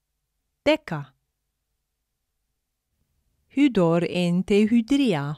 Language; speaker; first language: Greek; non-native, fluent; English